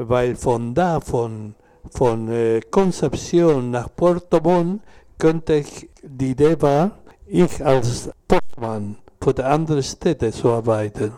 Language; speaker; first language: German; non-native, learner; Spanish